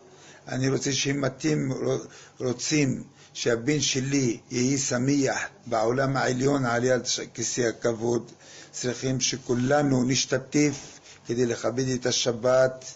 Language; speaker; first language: Hebrew; non-native, fluent; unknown